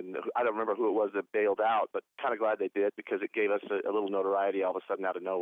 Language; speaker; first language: English; native; English